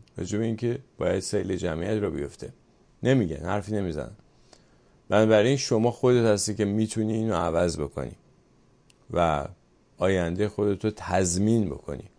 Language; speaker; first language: Persian; native; Persian